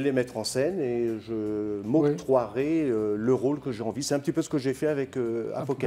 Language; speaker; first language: French; native; French